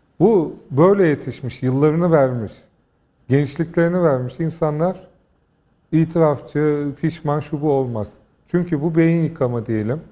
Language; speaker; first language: Turkish; native; Turkish